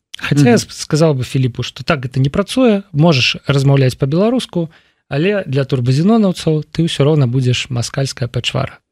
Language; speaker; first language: Belarusian; non-native, local second language; Russian